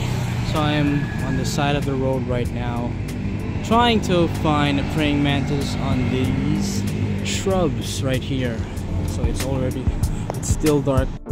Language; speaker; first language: English; non-native, local second language; Filipino